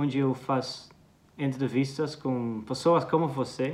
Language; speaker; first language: Portuguese; non-native, fluent; Dutch